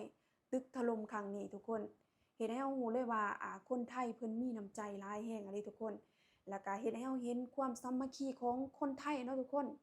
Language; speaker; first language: Thai; non-native, local second language; Lao